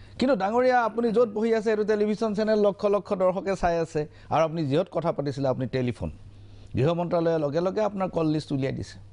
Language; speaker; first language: Assamese; native; Assamese